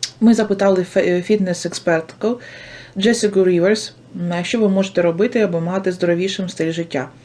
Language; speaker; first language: Ukrainian; native; Ukrainian